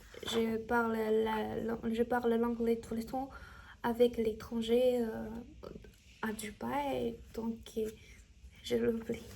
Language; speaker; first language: French; non-native, learner; Chinese